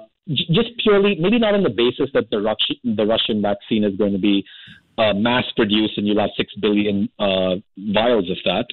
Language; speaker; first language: English; non-native, local second language; Hindi